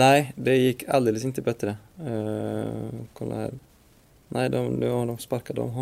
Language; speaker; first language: Swedish; non-native, fluent; Icelandic